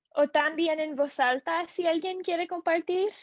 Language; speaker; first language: Spanish; non-native, learner; English